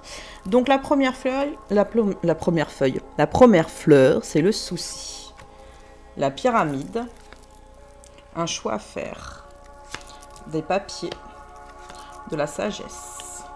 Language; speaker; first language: French; native; French